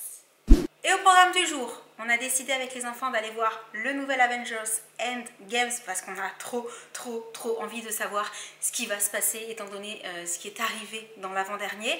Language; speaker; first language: French; native; French